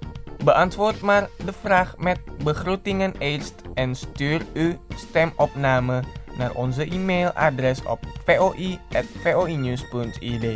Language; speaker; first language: Dutch; non-native, fluent; Indonesian